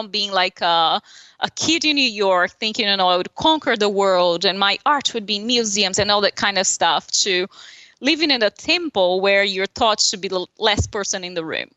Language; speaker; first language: English; non-native, fluent; Portuguese